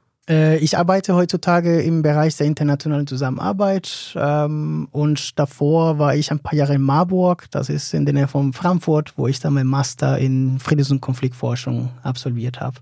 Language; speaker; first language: German; non-native, fluent; Spanish